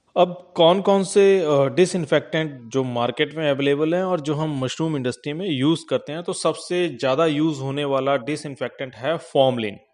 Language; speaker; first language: Hindi; non-native, local second language; Punjabi